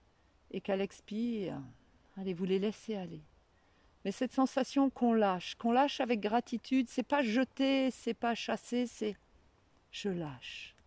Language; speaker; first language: French; native; French